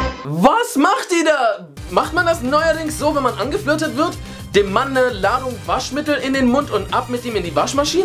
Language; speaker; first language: German; native; German